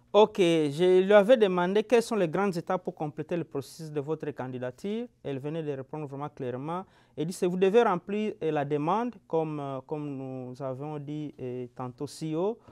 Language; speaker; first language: French; non-native, local second language; Lingala